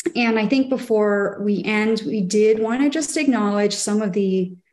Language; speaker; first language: English; native; English